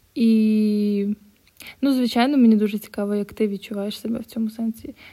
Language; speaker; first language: Ukrainian; non-native, local second language; Russian